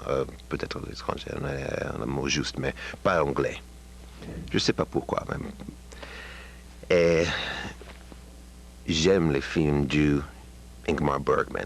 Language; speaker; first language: French; non-native, learner; English